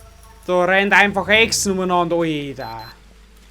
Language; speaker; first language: German; native; German